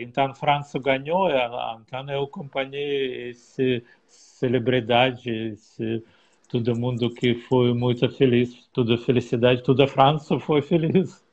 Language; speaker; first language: Portuguese; non-native, learner; Russian